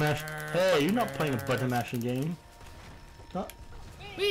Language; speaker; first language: English; native; English